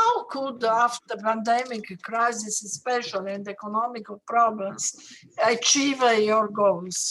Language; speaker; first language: English; non-native, learner; Italian